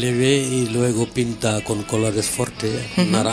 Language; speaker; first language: Spanish; non-native, fluent; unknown